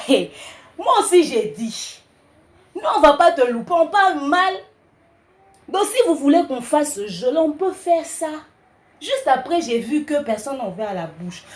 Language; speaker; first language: French; non-native, local second language; Lingala